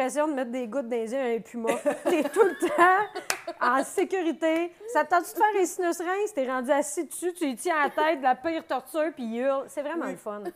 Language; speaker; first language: French; native; French